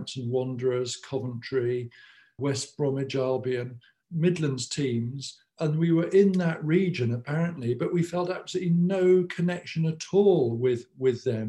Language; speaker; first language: English; native; English